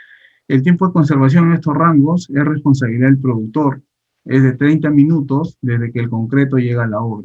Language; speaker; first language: Spanish; native; Spanish